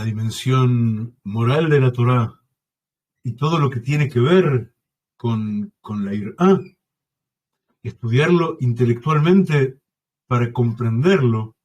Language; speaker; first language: Spanish; native; Spanish